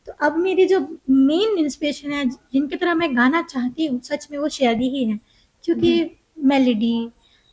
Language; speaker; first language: Hindi; native; Hindi